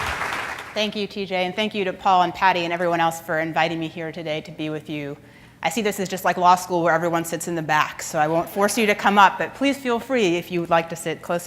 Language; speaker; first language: English; native; English